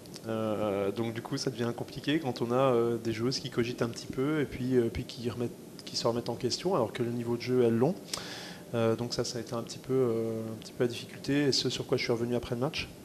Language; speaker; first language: French; native; French